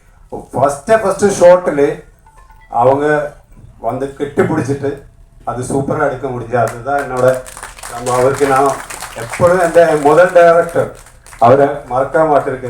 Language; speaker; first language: Tamil; non-native, learner; Malayalam